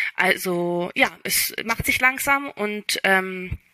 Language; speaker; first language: German; early bilingual, other home language; English